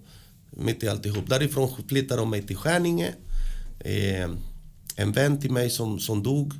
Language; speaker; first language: Swedish; early bilingual, other home language; Spanish